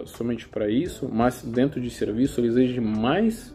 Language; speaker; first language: Portuguese; non-native, learner; Russian